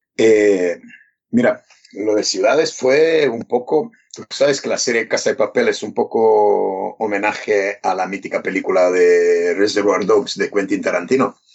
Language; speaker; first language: Spanish; non-native, fluent; Serbian